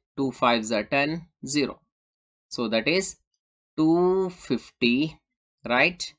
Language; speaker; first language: English; non-native, local second language; Urdu